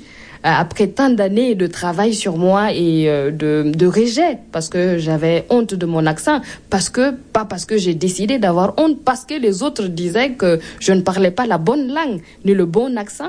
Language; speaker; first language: French; non-native, local second language; Mossi